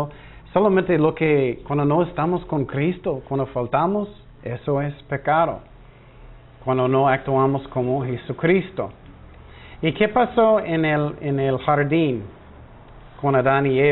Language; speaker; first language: Spanish; non-native, fluent; English